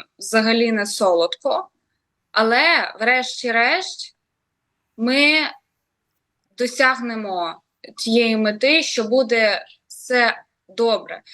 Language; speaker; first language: Ukrainian; native; Ukrainian